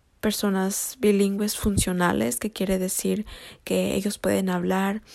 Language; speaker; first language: Spanish; early bilingual, heritage; Spanish